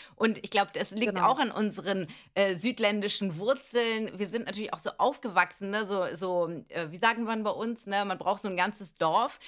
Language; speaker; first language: German; early bilingual, other home language; Greek